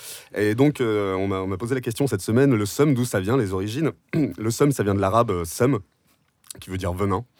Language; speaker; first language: French; native; French